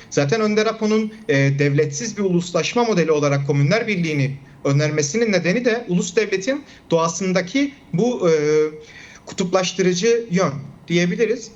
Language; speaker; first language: Turkish; non-native, local second language; Kurdish